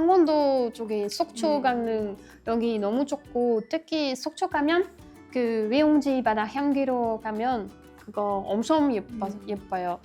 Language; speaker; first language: Korean; non-native, learner; French